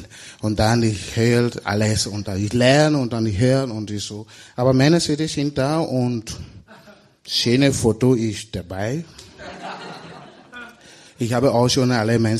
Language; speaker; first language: German; non-native, learner; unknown